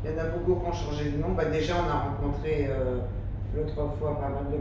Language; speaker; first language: French; native; French